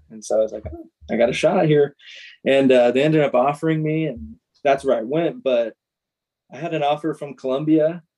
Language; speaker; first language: English; native; English